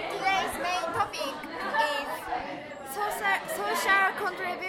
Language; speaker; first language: English; non-native, learner; Japanese